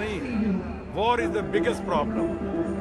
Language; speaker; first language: Hindi; native; Hindi